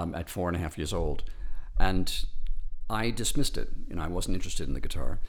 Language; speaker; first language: English; native; English